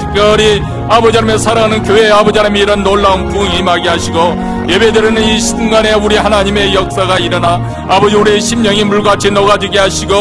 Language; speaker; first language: Korean; native; Korean